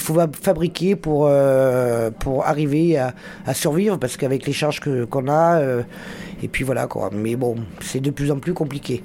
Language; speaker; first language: French; native; French